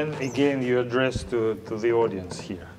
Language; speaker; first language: English; non-native, learner; Russian